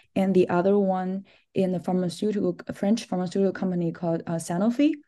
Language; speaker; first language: English; non-native, fluent; Chinese